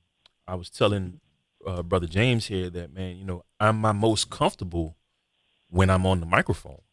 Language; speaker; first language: English; native; English